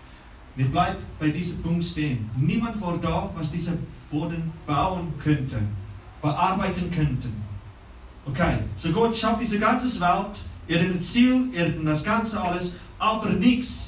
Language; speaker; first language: German; non-native, fluent; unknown